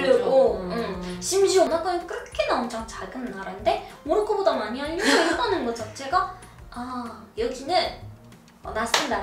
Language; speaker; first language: Korean; non-native, fluent; Arabic